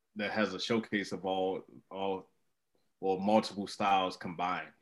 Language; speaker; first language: English; native; English